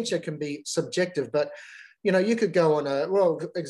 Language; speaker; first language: English; native; English